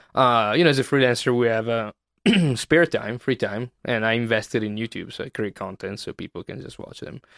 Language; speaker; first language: English; non-native, fluent; Italian